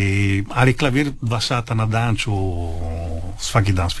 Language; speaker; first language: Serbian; early bilingual, heritage; Italian